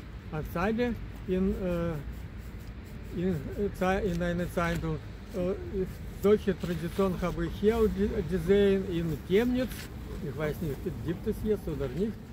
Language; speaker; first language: German; non-native, fluent; Russian